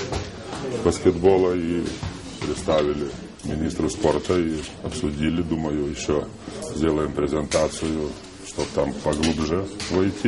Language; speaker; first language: Russian; non-native, fluent; Lithuanian